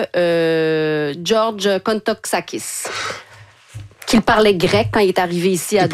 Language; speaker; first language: French; native; French